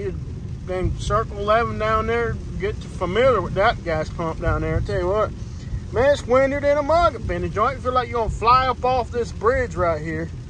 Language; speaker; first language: English; early bilingual, other home language; Spanish